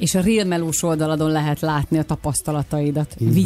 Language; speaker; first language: Hungarian; native; Hungarian